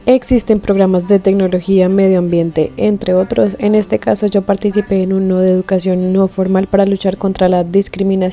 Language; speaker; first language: Spanish; native; Spanish